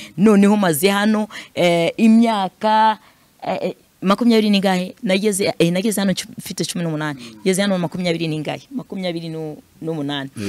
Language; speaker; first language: Kinyarwanda; non-native, fluent; Swahili